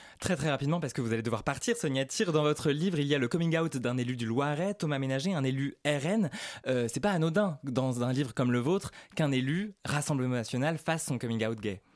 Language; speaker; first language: French; native; French